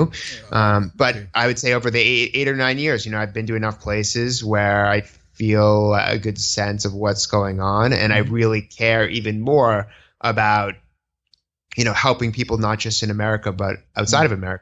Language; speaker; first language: English; native; English